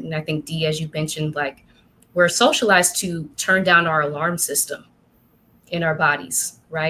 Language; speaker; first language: English; native; English